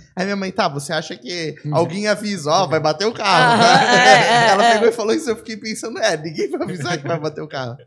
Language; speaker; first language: Portuguese; native; Portuguese